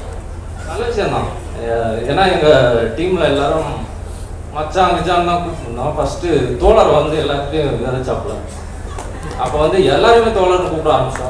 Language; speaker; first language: Tamil; native; Tamil